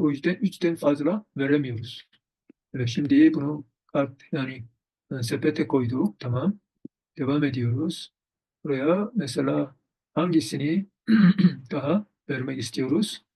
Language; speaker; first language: Turkish; non-native, fluent; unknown